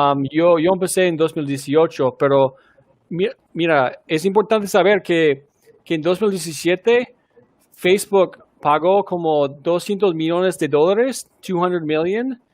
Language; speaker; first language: Spanish; non-native, fluent; English